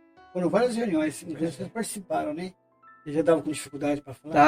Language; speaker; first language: Portuguese; native; Portuguese